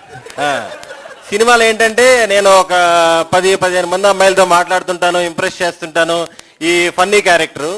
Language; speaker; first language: Telugu; native; Telugu